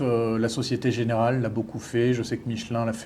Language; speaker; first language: French; native; French